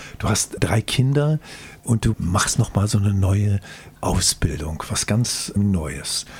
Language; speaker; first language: German; native; German